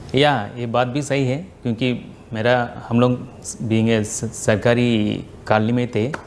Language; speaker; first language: Hindi; non-native, local second language; Tamil